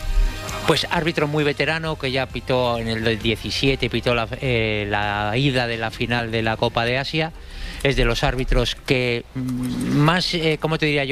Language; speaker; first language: Spanish; native; Spanish